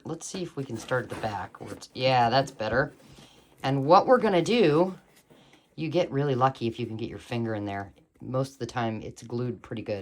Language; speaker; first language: English; native; English